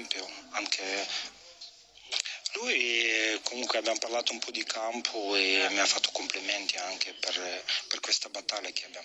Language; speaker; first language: Italian; non-native, fluent; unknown